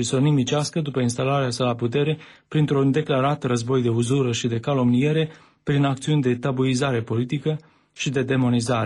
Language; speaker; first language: Romanian; native; Romanian